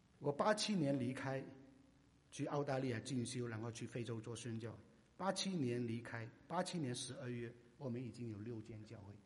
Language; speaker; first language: Chinese; non-native, local second language; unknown